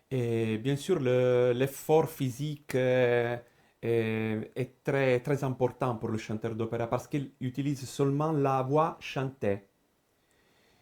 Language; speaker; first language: French; non-native, fluent; Italian